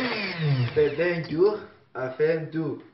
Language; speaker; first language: French; non-native, learner; Greek